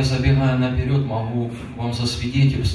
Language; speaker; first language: Russian; native; Russian